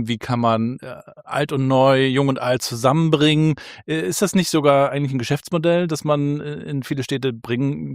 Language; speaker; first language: German; native; German